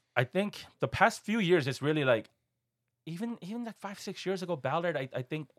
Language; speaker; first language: English; non-native, fluent; Korean